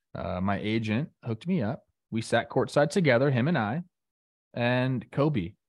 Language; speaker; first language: English; native; English